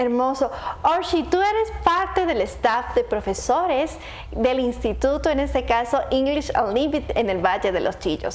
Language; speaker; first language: Spanish; native; Spanish